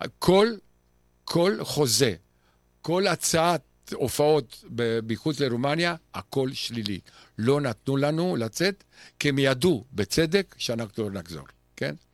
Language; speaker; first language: Hebrew; non-native, fluent; Romanian